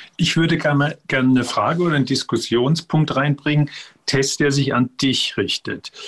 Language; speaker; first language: German; native; German